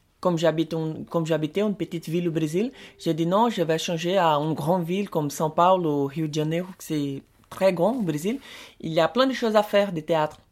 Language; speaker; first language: French; non-native, learner; Portuguese